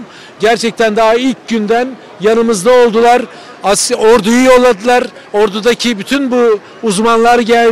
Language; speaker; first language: Turkish; native; Turkish